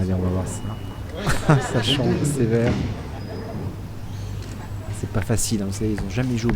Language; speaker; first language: French; native; French